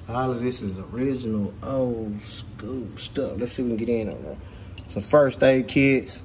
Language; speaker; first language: English; native; English